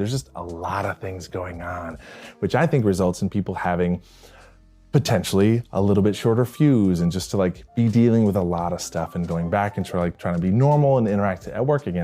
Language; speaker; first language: English; native; English